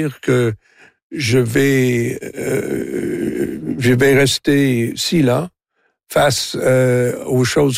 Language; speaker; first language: French; non-native, local second language; English